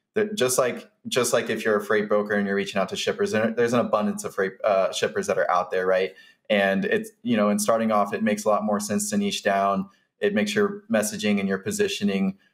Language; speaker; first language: English; native; English